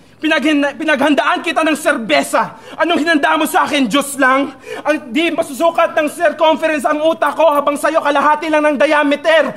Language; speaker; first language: Filipino; non-native, local second language; Cebuano